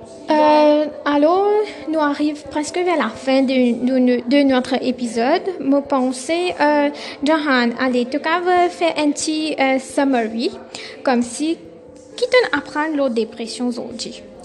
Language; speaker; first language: French; non-native, local second language; Morisyen